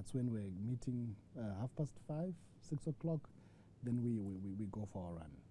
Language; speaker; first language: English; non-native, local second language; Shona